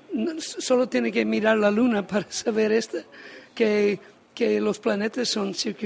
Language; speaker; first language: Spanish; non-native, learner; English